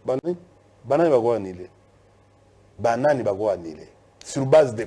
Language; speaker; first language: French; non-native, local second language; Lingala